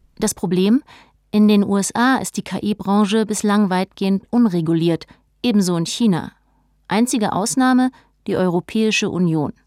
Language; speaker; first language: German; native; German